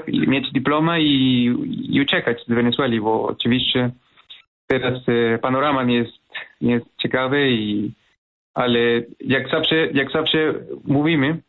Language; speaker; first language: Polish; non-native, fluent; Spanish